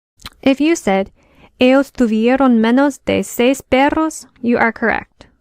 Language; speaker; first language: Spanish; non-native, fluent; English